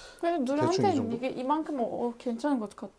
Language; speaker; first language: Korean; non-native, learner; Turkish